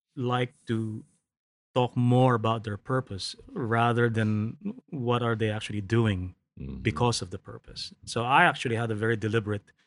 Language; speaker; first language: English; non-native, local second language; Filipino